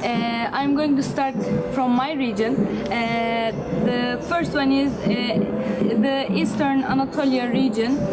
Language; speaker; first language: English; non-native, learner; Turkish